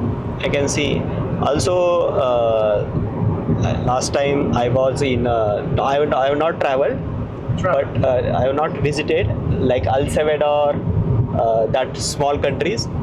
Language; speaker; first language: English; non-native, local second language; Hindi